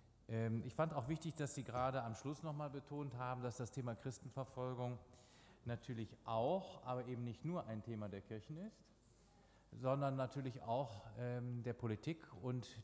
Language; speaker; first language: German; native; German